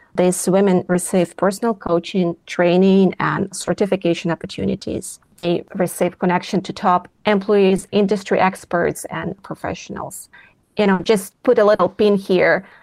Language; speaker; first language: English; non-native, fluent; Russian